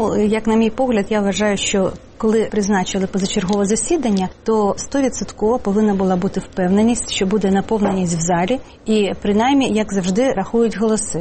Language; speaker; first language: Ukrainian; native; Ukrainian